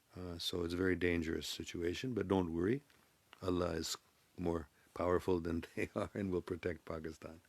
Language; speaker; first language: English; native; English